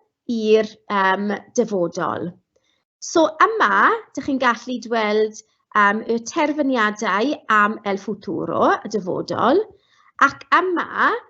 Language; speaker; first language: Welsh; non-native, local second language; English